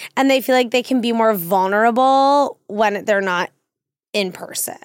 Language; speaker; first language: English; native; English